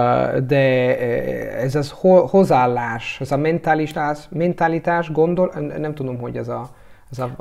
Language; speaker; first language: Hungarian; non-native, learner; Italian